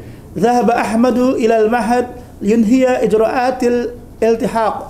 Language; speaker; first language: Arabic; non-native, learner; Indonesian